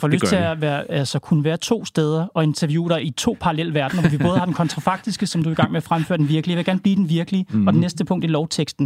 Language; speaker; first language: Danish; native; Danish